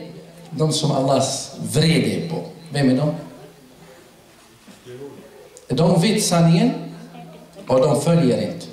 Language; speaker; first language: Swedish; non-native, fluent; Arabic